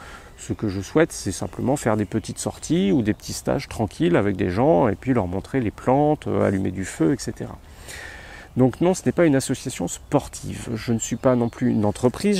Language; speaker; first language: French; native; French